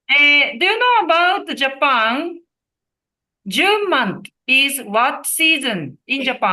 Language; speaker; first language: English; non-native, learner; Japanese